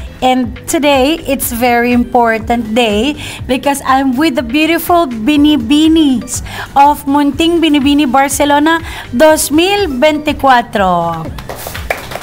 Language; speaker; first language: English; non-native, local second language; Filipino